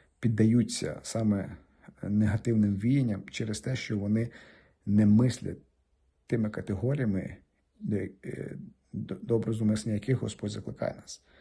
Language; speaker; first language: Ukrainian; native; Ukrainian